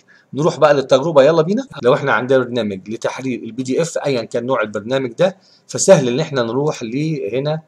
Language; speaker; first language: Arabic; native; Arabic